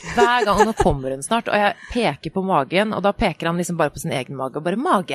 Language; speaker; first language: Norwegian; native; Norwegian